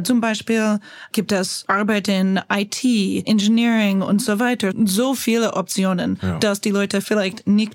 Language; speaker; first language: German; non-native, learner; English